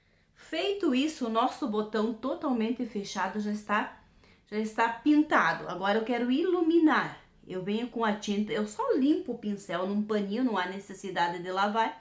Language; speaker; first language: Portuguese; native; Portuguese